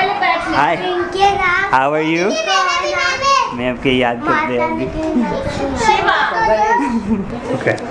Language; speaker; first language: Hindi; non-native, learner; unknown